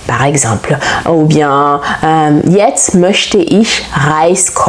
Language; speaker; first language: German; non-native, fluent; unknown